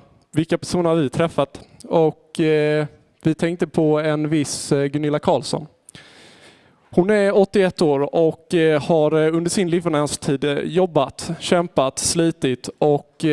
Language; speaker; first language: Swedish; native; Swedish